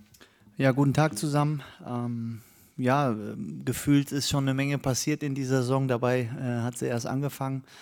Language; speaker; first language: German; native; German